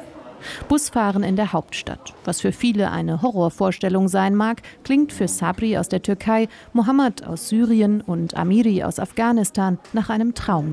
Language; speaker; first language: German; native; German